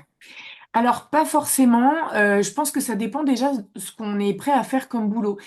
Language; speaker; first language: French; native; French